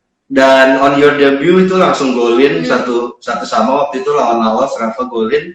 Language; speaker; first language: Indonesian; native; Indonesian